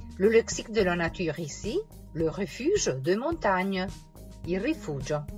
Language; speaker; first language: French; non-native, fluent; Italian